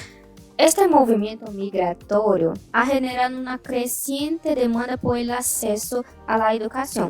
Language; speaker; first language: Spanish; non-native, learner; Portuguese